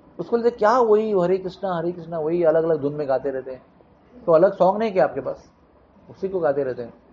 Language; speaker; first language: Hindi; non-native, local second language; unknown